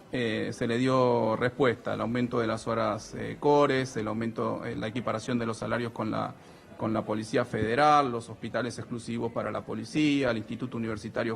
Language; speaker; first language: Spanish; native; Spanish